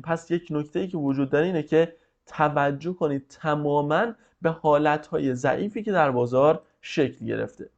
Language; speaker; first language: Persian; native; Persian